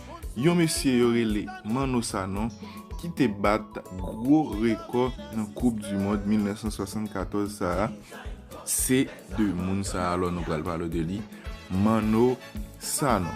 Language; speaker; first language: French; non-native, learner; Haitian Creole